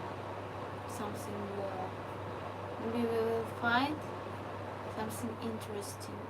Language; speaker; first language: English; non-native, learner; Ukrainian